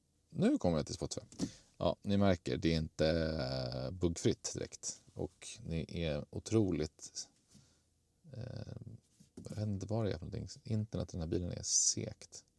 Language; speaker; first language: Swedish; native; Swedish